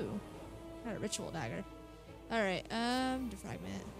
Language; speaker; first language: English; native; English